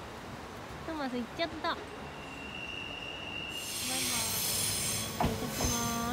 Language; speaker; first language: Japanese; native; Japanese